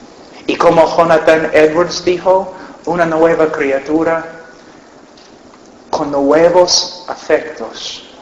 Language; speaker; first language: Spanish; non-native, fluent; English